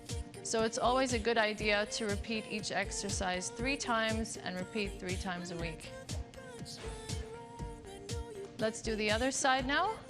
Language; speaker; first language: English; non-native, local second language; Arabic